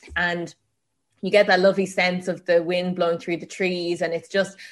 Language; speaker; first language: English; native; English